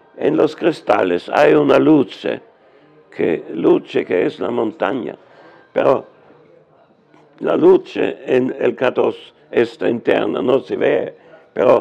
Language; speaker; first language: Spanish; non-native, learner; German